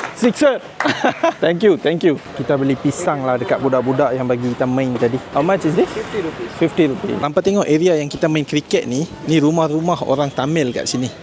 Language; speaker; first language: Malay; native; Malay